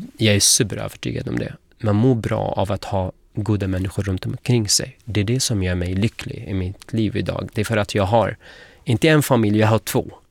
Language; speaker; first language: Swedish; non-native, fluent; Arabic